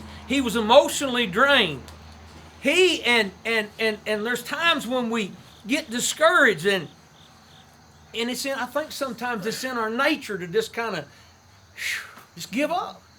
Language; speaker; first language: English; native; English